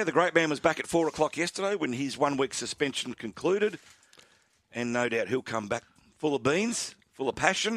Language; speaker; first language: English; native; English